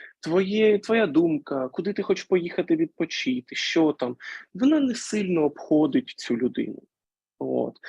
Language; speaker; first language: Ukrainian; non-native, local second language; Russian